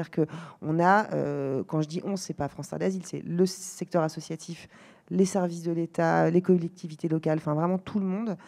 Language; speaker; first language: French; native; French